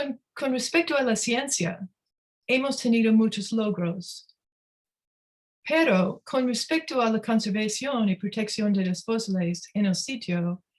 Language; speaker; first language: Spanish; non-native, learner; English